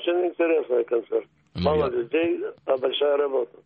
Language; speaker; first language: Russian; early bilingual, heritage; Russian